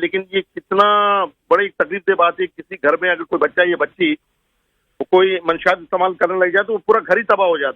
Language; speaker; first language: Urdu; native; Urdu